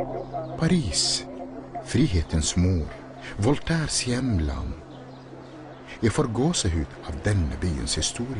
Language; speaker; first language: Norwegian; non-native, fluent; Arabic